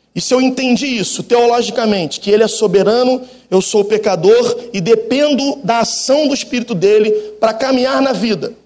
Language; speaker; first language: Portuguese; native; Portuguese